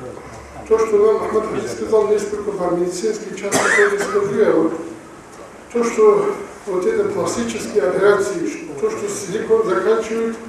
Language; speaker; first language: Russian; non-native, local second language; Avaric